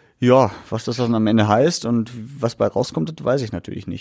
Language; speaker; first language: German; native; German